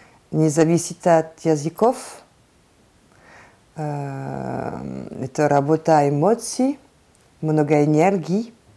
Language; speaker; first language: Russian; non-native, learner; French